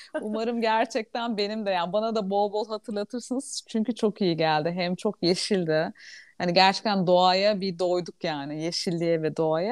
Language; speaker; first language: Turkish; native; Turkish